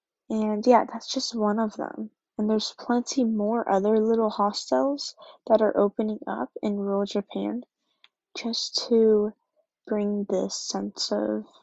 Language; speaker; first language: English; early bilingual, other home language; Japanese